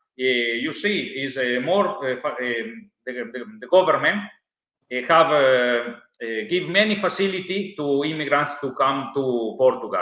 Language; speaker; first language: English; non-native, learner; Italian